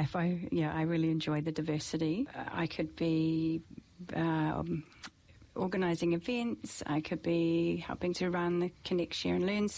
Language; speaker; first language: English; native; English